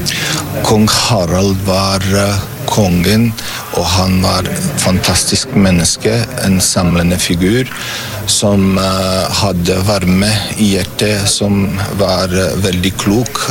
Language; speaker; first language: Norwegian; non-native, fluent; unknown